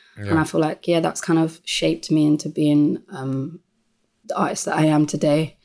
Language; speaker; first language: English; native; English